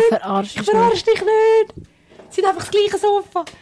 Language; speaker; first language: German; native; German